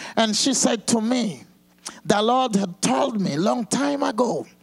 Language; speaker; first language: English; non-native, fluent; Portuguese